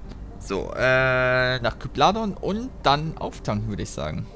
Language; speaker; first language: German; native; German